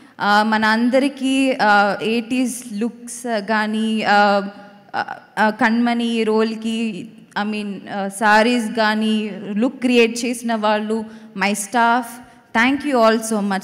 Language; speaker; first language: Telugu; non-native, fluent; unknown